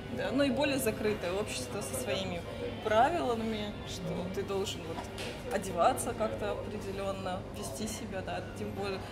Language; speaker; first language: Russian; native; Russian